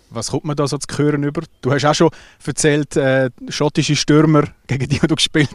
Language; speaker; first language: German; native; German